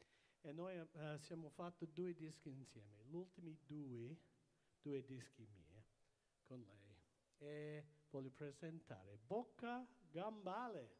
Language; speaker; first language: Italian; early bilingual, heritage; English